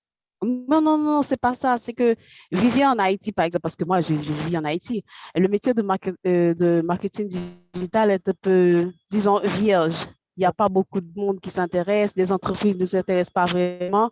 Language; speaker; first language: French; non-native, local second language; Haitian Creole